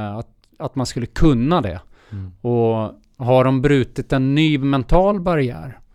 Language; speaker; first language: Swedish; early bilingual, heritage; Swedish